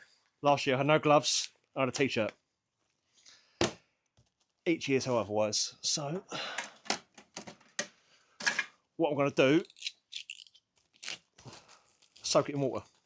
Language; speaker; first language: English; native; English